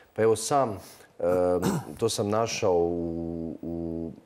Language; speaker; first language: Croatian; native; Croatian